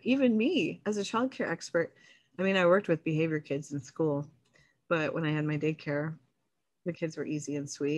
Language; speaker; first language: English; native; English